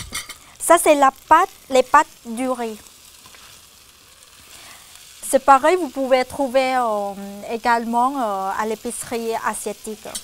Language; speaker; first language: French; non-native, fluent; Thai